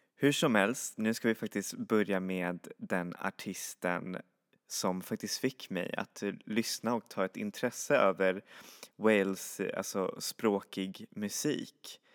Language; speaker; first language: Swedish; native; Swedish